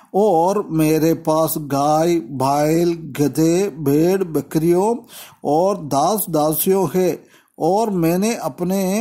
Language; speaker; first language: Hindi; non-native, local second language; Malayalam